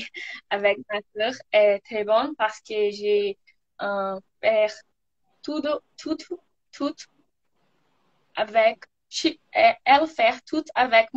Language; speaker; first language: French; non-native, learner; Portuguese